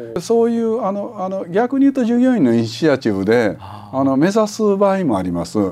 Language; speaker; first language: Japanese; native; Japanese